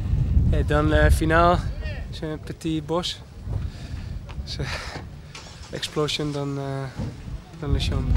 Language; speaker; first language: French; non-native, learner; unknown